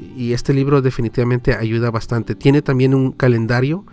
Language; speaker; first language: Spanish; early bilingual, heritage; Spanish